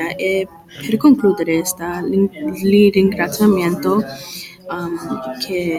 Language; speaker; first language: Italian; non-native, learner; English